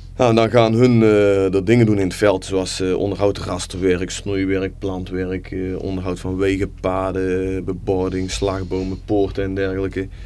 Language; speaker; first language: Dutch; native; Dutch